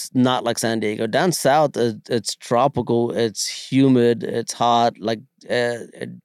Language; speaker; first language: English; early bilingual, other home language; Malayalam